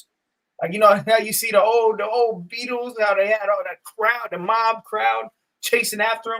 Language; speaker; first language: English; native; English